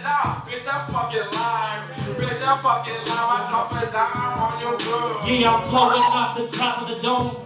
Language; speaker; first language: English; native; English